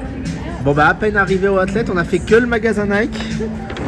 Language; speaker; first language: French; native; French